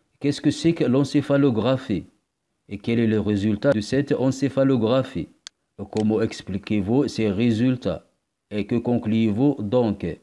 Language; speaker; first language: French; non-native, local second language; Arabic